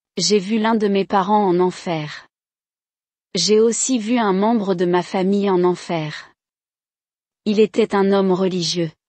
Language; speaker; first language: French; non-native, local second language; Rundi